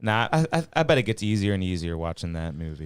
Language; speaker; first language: English; native; English